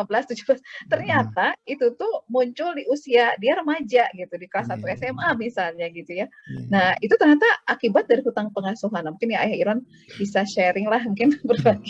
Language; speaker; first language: Indonesian; native; Indonesian